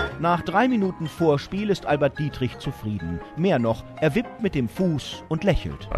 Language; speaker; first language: German; native; German